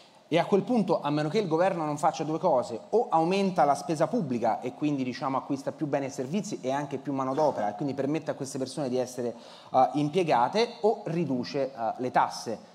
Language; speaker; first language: Italian; native; Italian